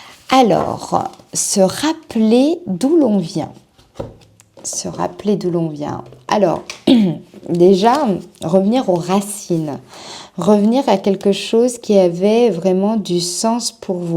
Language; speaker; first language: French; native; French